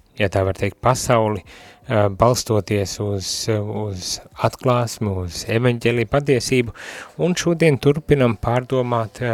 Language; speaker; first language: Latvian; native; Latvian